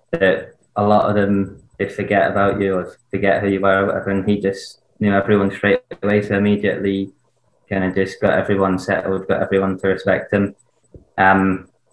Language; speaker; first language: English; native; English